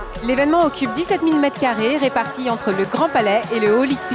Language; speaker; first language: French; native; French